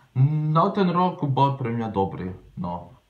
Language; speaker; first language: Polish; non-native, learner; Slovak